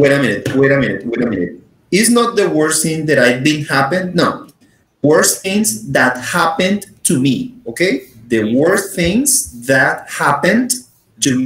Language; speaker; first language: English; non-native, fluent; Spanish